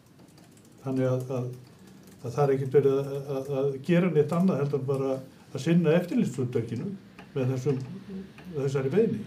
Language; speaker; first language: Icelandic; native; Icelandic